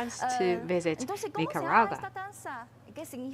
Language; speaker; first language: Spanish; non-native, fluent; Chinese